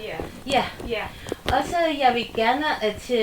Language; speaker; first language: Danish; non-native, learner; Chinese